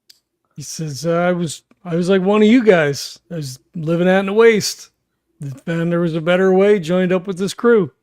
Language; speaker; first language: English; native; English